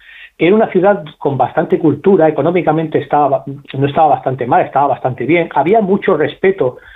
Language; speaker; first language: Spanish; native; Spanish